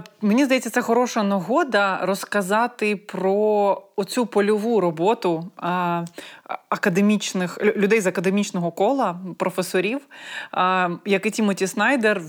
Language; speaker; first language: Ukrainian; native; Ukrainian